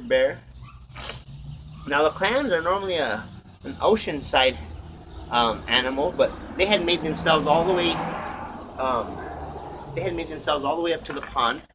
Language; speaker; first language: English; native; English